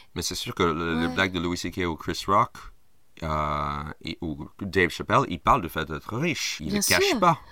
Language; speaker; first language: French; non-native, fluent; English